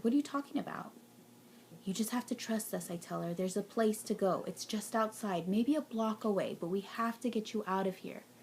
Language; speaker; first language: English; native; English